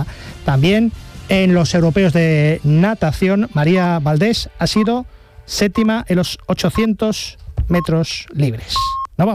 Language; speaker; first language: Spanish; native; Spanish